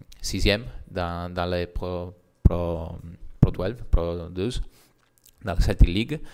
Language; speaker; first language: French; non-native, learner; Italian